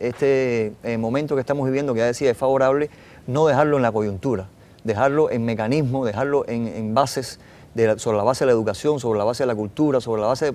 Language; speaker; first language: Spanish; native; Spanish